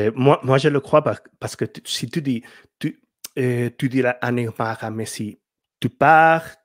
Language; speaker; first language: French; non-native, learner; Spanish